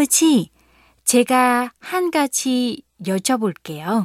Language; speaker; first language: Korean; non-native, fluent; Vietnamese